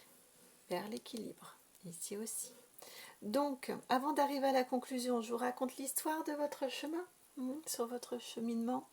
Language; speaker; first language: French; native; French